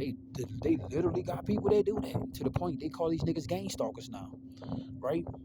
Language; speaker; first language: English; native; English